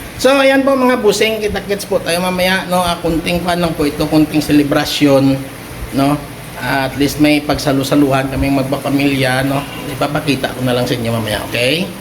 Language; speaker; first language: Filipino; non-native, local second language; Hiligaynon